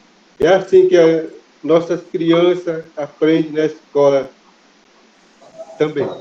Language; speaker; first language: Portuguese; non-native, local second language; Kayapó